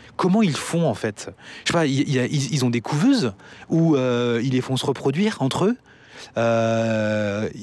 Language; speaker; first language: French; native; French